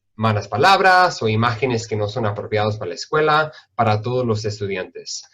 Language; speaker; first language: Spanish; early bilingual, heritage; Spanish